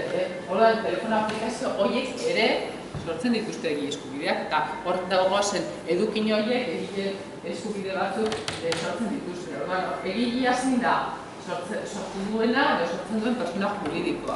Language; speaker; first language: Basque; native; Basque